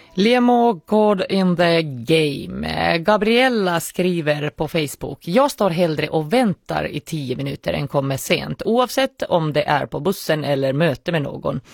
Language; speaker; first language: Swedish; native; Swedish